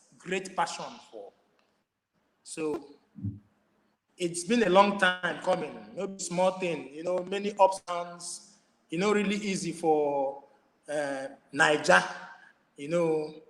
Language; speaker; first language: Nigerian Pidgin; non-native, local second language; Igbo